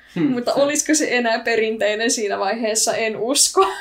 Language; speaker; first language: Finnish; early bilingual, other home language; Icelandic